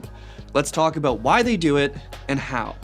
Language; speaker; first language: English; native; English